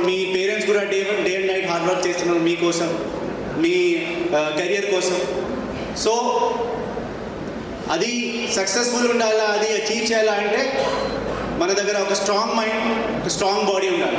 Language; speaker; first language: Telugu; non-native, fluent; Hindi